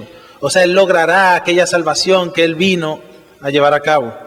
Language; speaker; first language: Spanish; native; Spanish